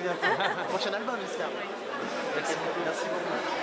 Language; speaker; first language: French; native; French